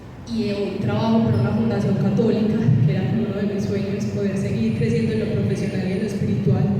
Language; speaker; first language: Spanish; native; Spanish